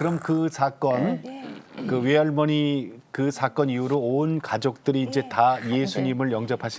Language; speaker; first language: Korean; native; Korean